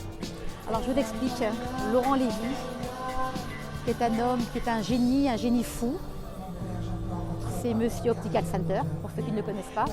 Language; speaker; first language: French; native; French